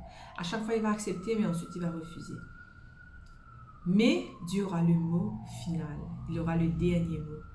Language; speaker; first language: French; native; French